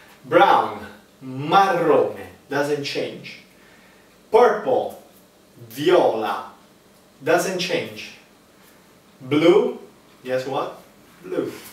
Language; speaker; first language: English; non-native, fluent; Italian